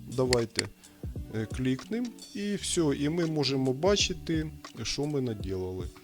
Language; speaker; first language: Ukrainian; non-native, local second language; Russian